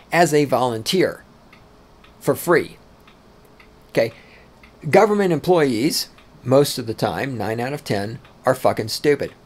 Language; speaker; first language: English; native; English